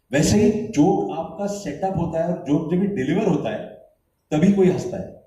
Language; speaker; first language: Hindi; non-native, local second language; Marathi